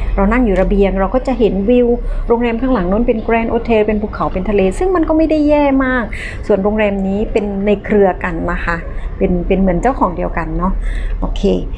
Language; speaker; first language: Thai; native; Thai